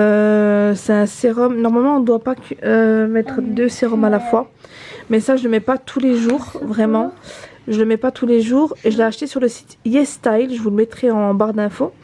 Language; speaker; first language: French; native; French